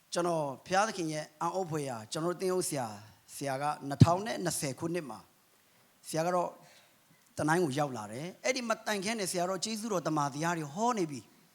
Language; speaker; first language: Burmese; non-native, local second language; Kachin